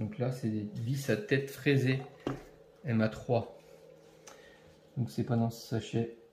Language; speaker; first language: French; native; French